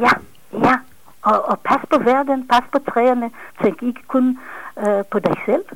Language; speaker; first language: Danish; non-native, fluent; Hebrew